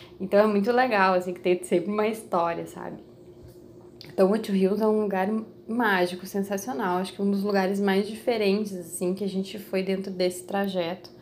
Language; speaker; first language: Portuguese; native; Portuguese